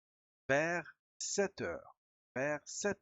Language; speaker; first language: French; non-native, fluent; Spanish